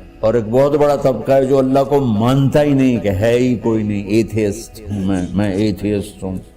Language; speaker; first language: Urdu; non-native, local second language; Punjabi